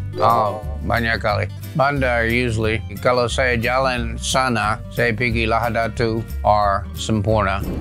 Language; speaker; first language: Malay; non-native, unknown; English